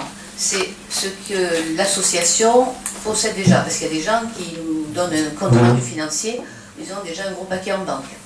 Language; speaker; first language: French; native; French